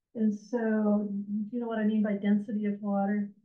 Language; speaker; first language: English; native; English